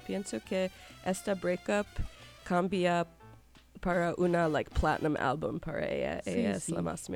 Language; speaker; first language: Spanish; non-native, learner; English